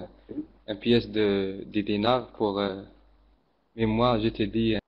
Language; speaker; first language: French; non-native, learner; Arabic